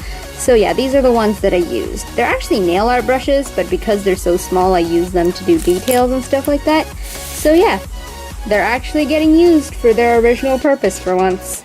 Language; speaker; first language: English; native; English